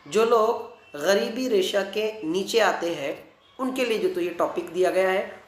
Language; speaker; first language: Hindi; non-native, local second language; Marathi